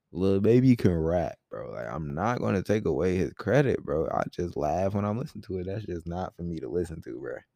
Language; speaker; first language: English; native; English